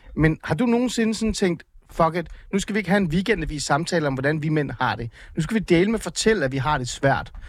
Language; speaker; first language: Danish; early bilingual, other home language; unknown